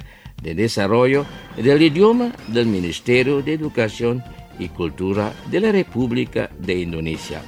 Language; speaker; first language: Spanish; non-native, fluent; Indonesian